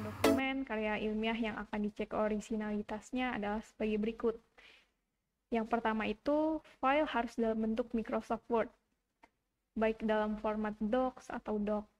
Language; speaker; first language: Indonesian; native; Indonesian